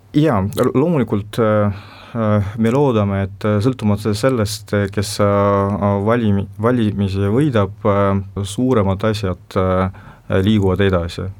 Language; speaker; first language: Estonian; non-native, local second language; Russian